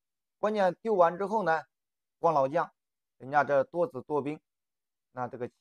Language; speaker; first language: Chinese; native; Chinese